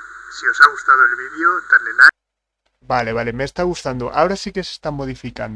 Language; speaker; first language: Spanish; native; Spanish